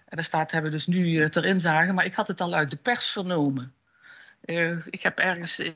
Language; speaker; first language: Dutch; native; Dutch